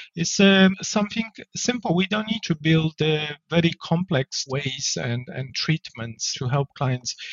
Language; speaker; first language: English; non-native, fluent; Polish